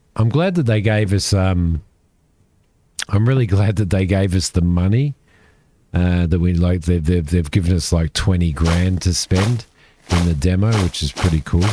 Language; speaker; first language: English; native; English